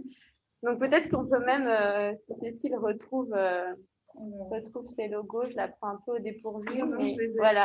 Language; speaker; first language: French; native; French